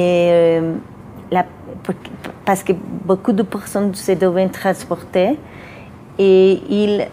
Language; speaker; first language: French; non-native, fluent; Spanish